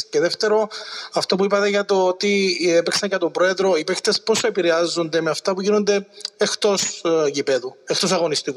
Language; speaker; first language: Greek; native; Greek